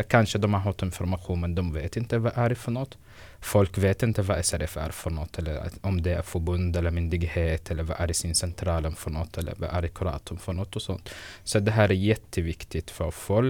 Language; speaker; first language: Swedish; non-native, fluent; Arabic